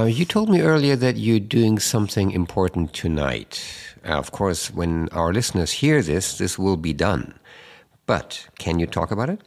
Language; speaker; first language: English; non-native, fluent; German